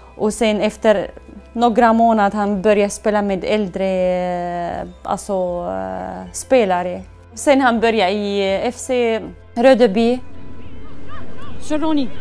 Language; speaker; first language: Swedish; non-native, learner; Arabic